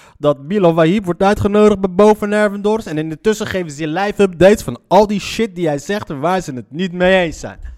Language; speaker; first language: Dutch; early bilingual, other home language; Arabic